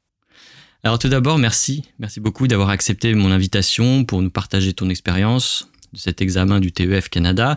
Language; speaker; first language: French; native; French